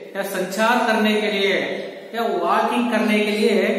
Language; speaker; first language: Hindi; non-native, local second language; Kannada